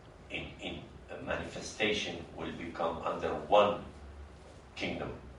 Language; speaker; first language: English; non-native, fluent; Persian